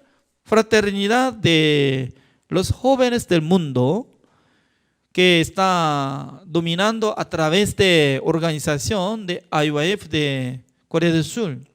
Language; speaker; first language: Spanish; non-native, fluent; Korean